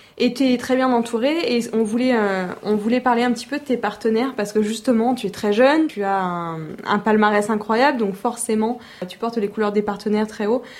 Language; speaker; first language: French; native; French